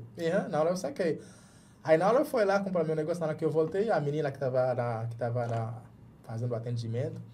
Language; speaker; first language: Portuguese; non-native, fluent; English